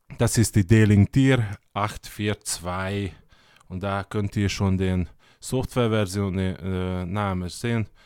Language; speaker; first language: German; non-native, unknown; Hungarian